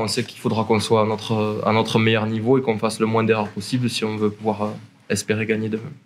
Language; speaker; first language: French; native; French